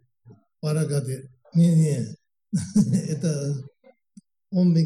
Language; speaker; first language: Russian; non-native, learner; Tibetan